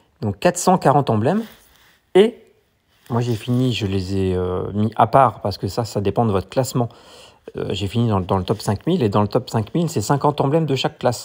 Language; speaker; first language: French; native; French